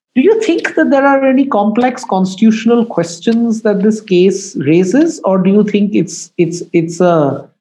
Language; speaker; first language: English; non-native, local second language; Bangla